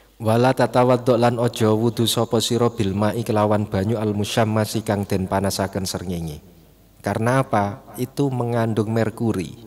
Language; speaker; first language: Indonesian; non-native, local second language; Javanese